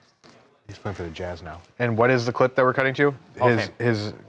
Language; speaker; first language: English; native; English